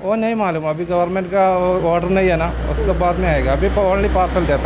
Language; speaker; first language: Hindi; non-native, local second language; Malayalam